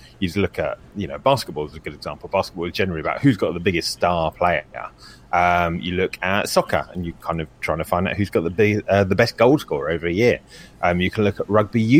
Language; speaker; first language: English; native; English